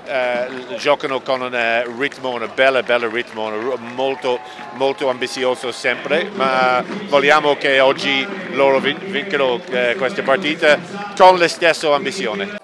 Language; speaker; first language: Italian; non-native, learner; English